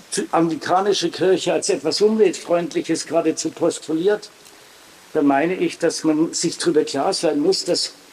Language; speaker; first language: German; native; German